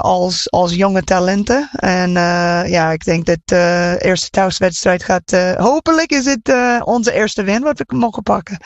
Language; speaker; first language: Dutch; non-native, fluent; English